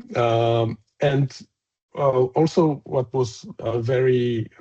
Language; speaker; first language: English; non-native, fluent; Polish